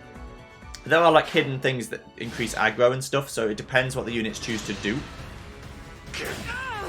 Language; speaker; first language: English; native; English